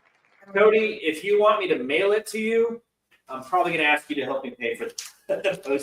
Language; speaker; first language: English; native; English